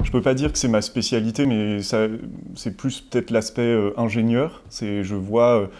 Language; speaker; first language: French; native; French